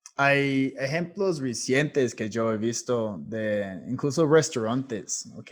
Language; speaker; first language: Spanish; non-native, fluent; English